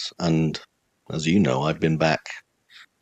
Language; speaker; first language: English; native; English